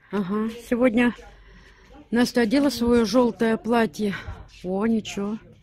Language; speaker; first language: Russian; native; Russian